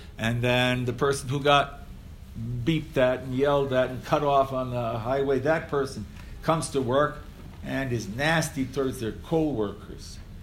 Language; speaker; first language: English; early bilingual, other home language; Ukrainian